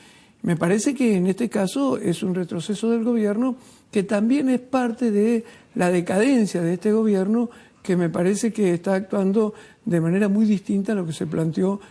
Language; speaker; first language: Spanish; native; Spanish